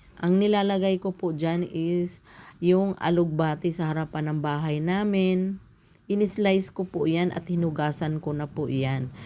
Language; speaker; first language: Filipino; native; Filipino